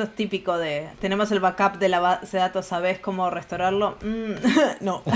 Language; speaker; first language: Spanish; native; Spanish